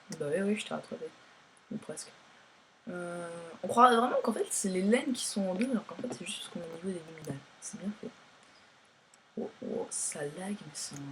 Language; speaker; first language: French; native; French